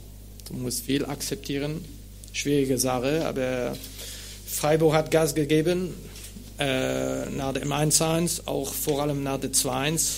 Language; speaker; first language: German; non-native, local second language; French